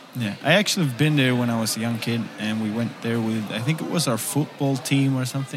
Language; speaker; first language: English; non-native, fluent; Swedish